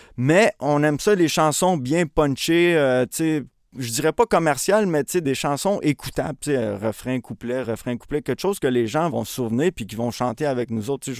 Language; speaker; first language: French; early bilingual, other home language; Spanish